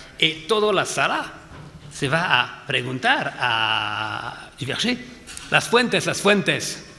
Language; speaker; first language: Spanish; non-native, fluent; French